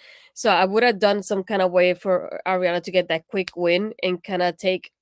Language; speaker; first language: English; native; English